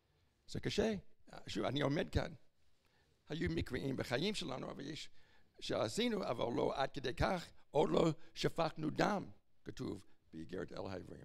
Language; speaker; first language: Hebrew; non-native, fluent; English